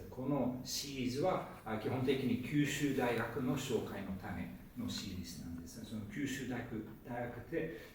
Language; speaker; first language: Japanese; non-native, fluent; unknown